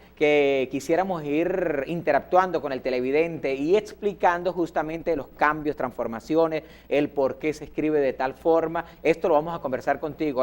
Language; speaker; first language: Spanish; native; Spanish